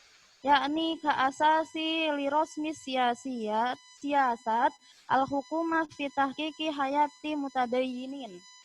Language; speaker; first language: Arabic; non-native, learner; Indonesian